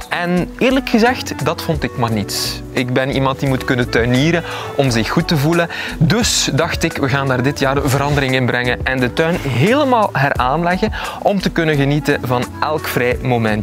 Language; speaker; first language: Dutch; native; Dutch